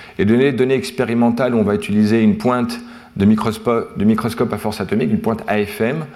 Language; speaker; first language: French; native; French